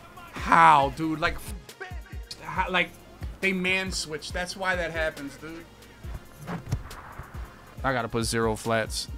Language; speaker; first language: English; native; English